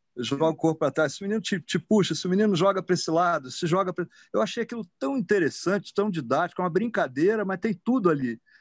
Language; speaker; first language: Portuguese; native; Portuguese